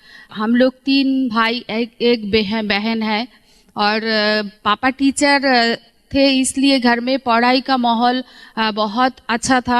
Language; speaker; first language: Hindi; non-native, local second language; Bangla